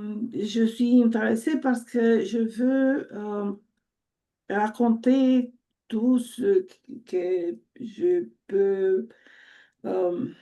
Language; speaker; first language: French; non-native, learner; Romanian